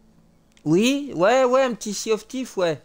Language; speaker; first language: French; native; French